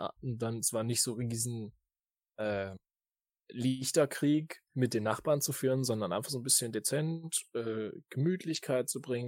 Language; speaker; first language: German; native; German